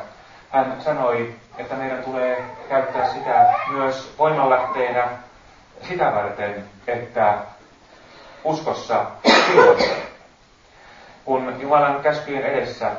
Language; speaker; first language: Finnish; native; Finnish